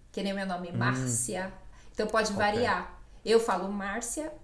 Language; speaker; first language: Portuguese; native; Portuguese